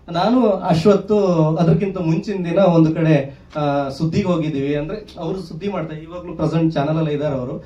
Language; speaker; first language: Kannada; native; Kannada